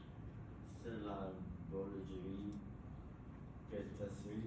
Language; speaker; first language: French; non-native, learner; English